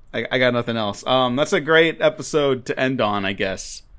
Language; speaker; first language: English; early bilingual, other home language; Spanish